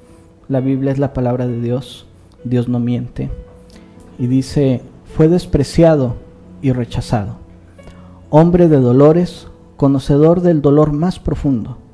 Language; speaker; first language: Spanish; native; Spanish